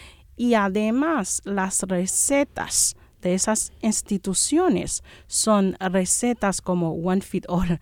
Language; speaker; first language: Spanish; non-native, fluent; Haitian Creole